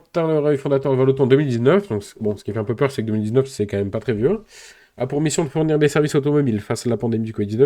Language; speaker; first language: French; native; French